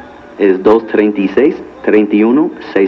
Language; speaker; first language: Spanish; non-native, learner; English